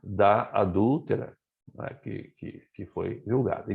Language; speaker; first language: Portuguese; native; Portuguese